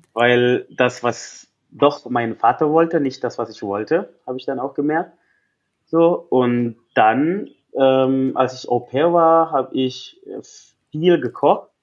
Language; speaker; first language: German; non-native, fluent; Indonesian